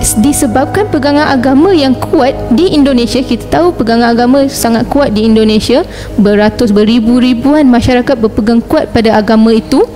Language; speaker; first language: Malay; non-native, local second language; Tamil